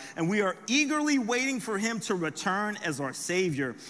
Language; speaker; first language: English; early bilingual, other home language; French